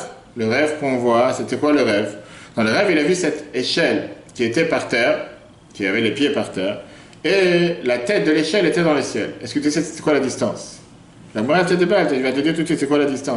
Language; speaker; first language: French; native; French